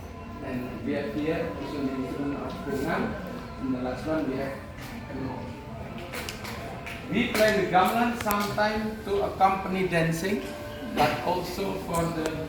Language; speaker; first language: English; non-native, learner; Indonesian